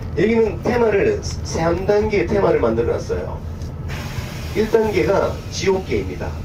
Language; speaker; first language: Korean; native; Korean